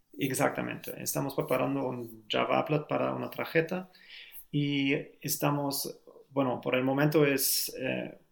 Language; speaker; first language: Spanish; non-native, learner; German